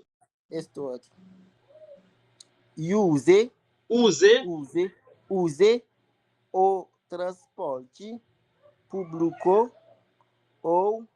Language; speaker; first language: Portuguese; non-native, learner; Haitian Creole